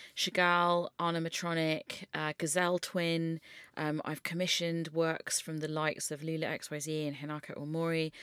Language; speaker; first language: English; native; English